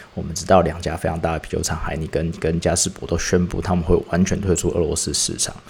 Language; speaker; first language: Chinese; native; Chinese